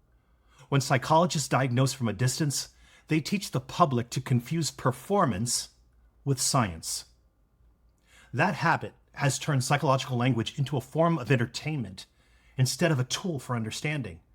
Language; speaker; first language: English; native; English